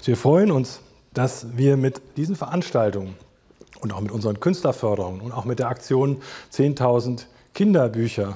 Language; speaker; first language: German; native; German